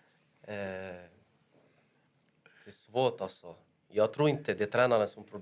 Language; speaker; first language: Swedish; early bilingual, other home language; Arabic